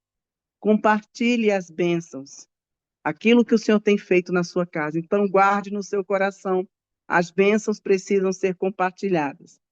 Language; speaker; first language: Portuguese; native; Portuguese